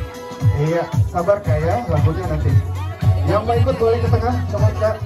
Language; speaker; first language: Indonesian; native; Indonesian